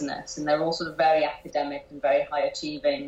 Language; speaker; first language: English; native; English